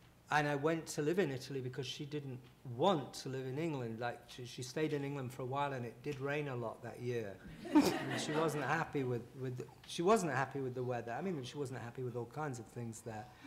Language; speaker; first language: English; native; English